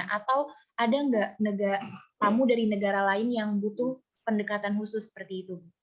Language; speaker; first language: Indonesian; native; Indonesian